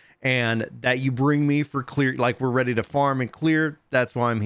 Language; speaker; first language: English; native; English